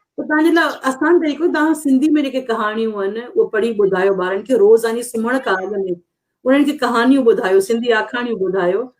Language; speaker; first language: Sindhi; non-native, local second language; Urdu